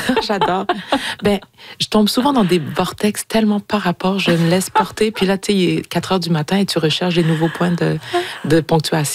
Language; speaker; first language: French; native; French